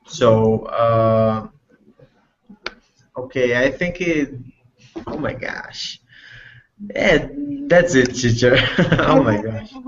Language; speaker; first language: English; non-native, learner; Portuguese